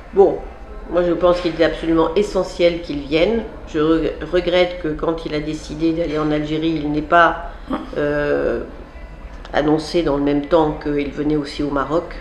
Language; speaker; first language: French; native; French